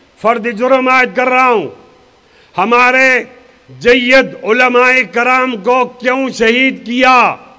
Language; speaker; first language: Urdu; non-native, local second language; Pashto